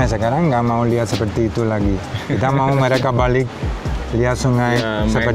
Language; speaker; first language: Indonesian; non-native, fluent; Spanish